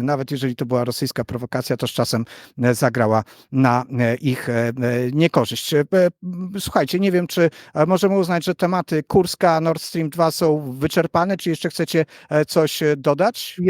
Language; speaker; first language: Polish; native; Polish